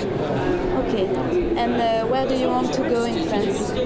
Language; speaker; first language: English; non-native, learner; French